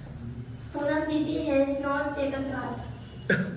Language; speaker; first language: English; non-native, learner; Hindi